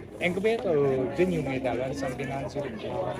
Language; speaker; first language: Vietnamese; non-native, learner; Chinese